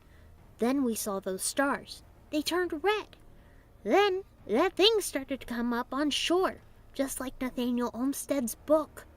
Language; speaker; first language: English; native; English